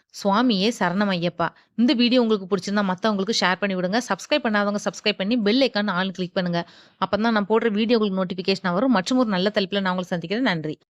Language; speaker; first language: Tamil; native; Tamil